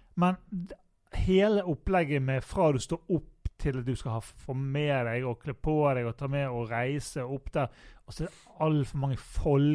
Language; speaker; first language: Norwegian; native; Norwegian